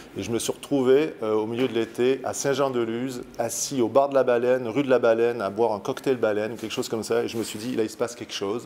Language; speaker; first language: French; native; French